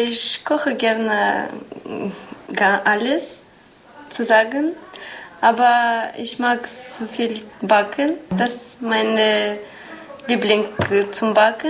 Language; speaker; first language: German; non-native, learner; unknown